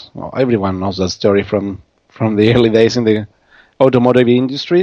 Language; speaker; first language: English; non-native, fluent; Spanish